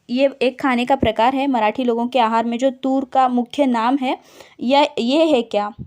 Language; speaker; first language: Hindi; non-native, local second language; Marathi